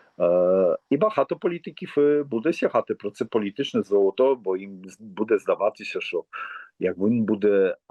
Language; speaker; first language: Polish; non-native, learner; Ukrainian